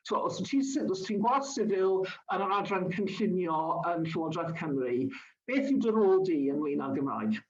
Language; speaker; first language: Welsh; non-native, local second language; English